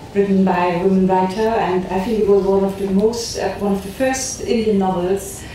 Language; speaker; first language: English; non-native, fluent; German